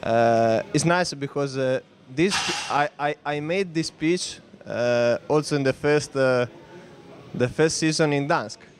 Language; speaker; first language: English; non-native, fluent; Italian